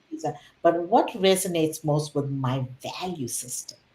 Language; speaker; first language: English; native; English